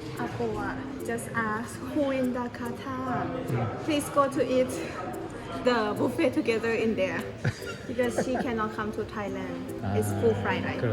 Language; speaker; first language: English; non-native, learner; Thai